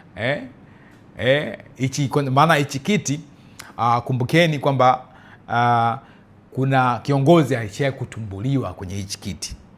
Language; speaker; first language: Swahili; early bilingual, heritage; Swahili